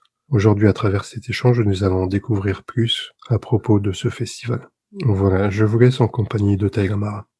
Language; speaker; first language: French; native; French